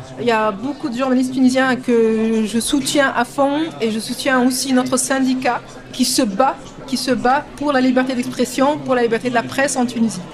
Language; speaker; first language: French; non-native, local second language; Arabic